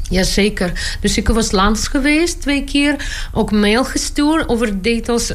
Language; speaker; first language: Dutch; non-native, learner; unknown